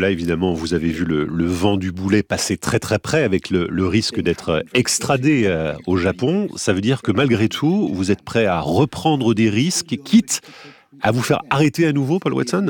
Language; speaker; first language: French; native; French